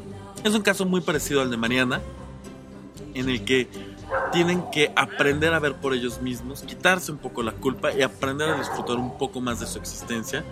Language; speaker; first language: Spanish; native; Spanish